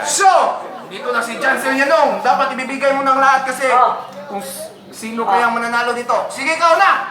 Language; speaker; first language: Filipino; non-native, local second language; Cebuano